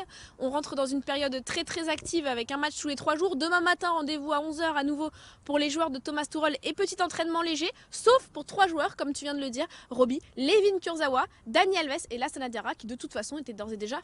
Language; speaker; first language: French; native; French